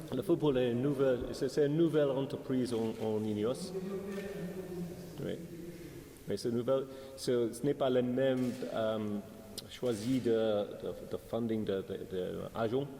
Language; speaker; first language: French; non-native, learner; English